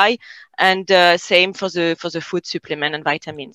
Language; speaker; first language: English; non-native, fluent; French